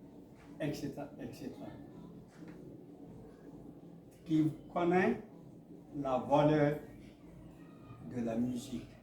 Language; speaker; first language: French; non-native, local second language; Mandingo